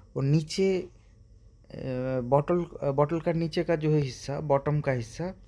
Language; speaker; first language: Hindi; non-native, local second language; Bangla